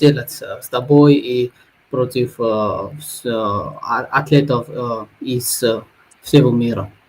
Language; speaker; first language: Russian; non-native, learner; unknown